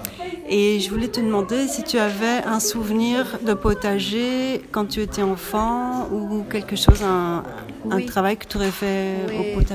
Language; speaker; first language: French; native; French